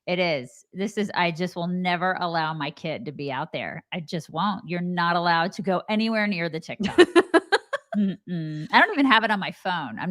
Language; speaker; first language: English; native; English